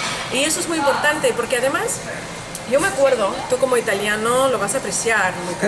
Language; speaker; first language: Spanish; non-native, fluent; English